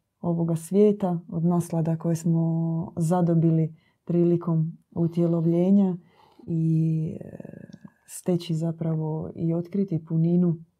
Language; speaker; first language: Croatian; native; Croatian